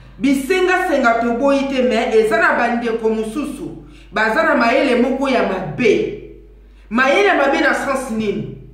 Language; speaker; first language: Lingala; native; Lingala